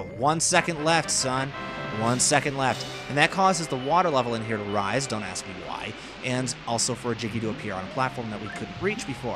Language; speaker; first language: English; native; English